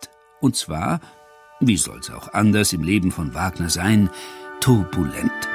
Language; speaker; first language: German; native; German